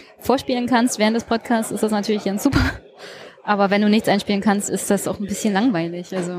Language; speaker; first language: German; native; German